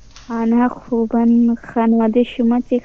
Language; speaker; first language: Persian; non-native, learner; Urdu